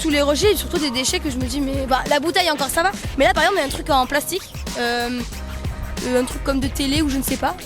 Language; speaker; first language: French; native; French